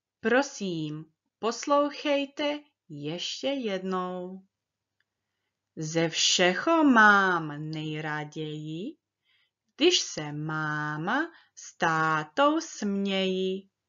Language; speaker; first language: Czech; early bilingual, heritage; Czech